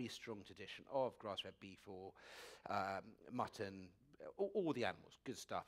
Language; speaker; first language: English; native; English